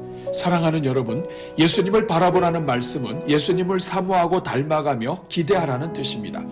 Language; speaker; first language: Korean; native; Korean